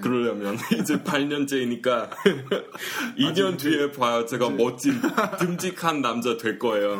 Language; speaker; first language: Korean; non-native, fluent; English